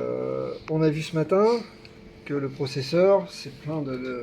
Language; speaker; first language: French; native; French